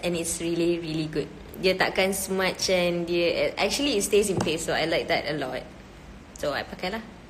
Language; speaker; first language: English; non-native, local second language; Malay